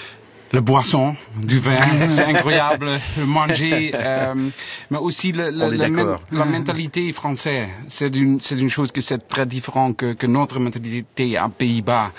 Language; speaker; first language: French; non-native, learner; Dutch